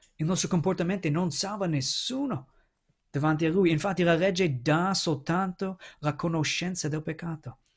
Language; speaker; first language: Italian; non-native, fluent; English